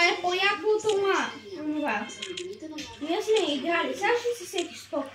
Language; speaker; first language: Bulgarian; native; Bulgarian